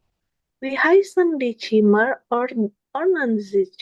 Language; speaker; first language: German; non-native, learner; Indonesian